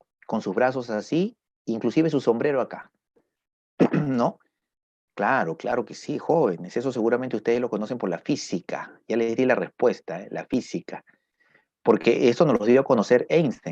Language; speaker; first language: Spanish; native; Spanish